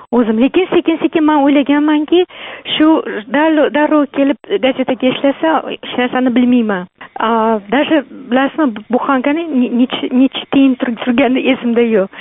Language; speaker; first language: Uzbek; native; Uzbek